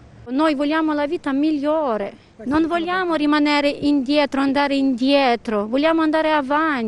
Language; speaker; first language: Italian; non-native, fluent; Ukrainian